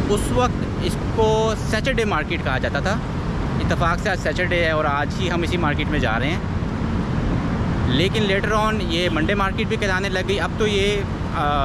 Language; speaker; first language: Urdu; native; Urdu